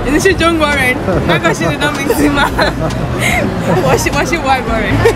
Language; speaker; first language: Chinese; non-native, learner; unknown